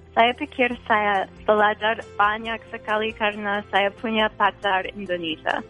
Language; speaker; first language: Indonesian; non-native, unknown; English